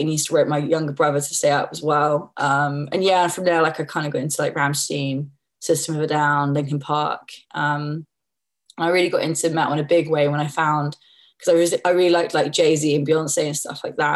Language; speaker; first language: English; native; English